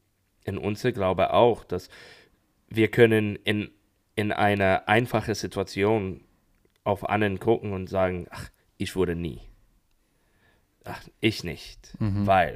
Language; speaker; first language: German; non-native, fluent; English